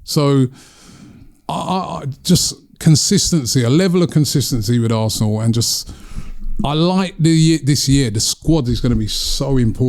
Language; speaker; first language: English; native; English